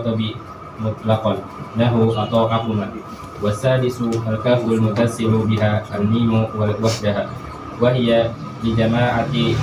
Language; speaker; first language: Arabic; non-native, learner; Indonesian